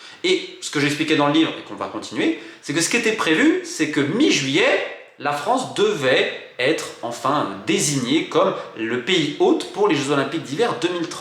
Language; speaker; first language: French; native; French